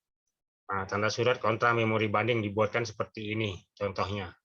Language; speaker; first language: Indonesian; native; Indonesian